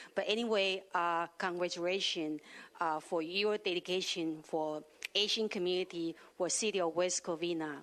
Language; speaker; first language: English; non-native, learner; Chinese